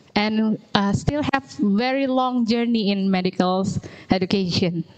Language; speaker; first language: English; non-native, fluent; Indonesian